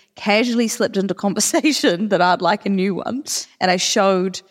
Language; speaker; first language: English; native; English